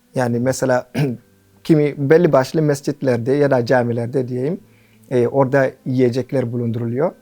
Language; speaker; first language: Turkish; non-native, fluent; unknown